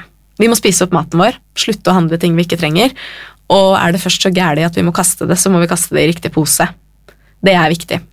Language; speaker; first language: Norwegian; native; Norwegian